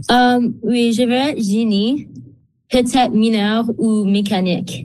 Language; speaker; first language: French; non-native, local second language; English